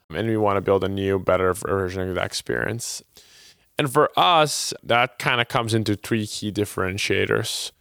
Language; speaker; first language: English; non-native, fluent; Portuguese